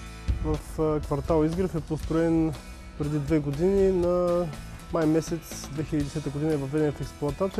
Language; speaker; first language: Bulgarian; native; Bulgarian